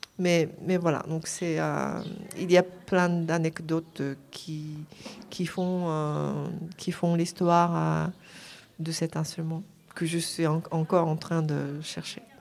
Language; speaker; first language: French; non-native, fluent; Japanese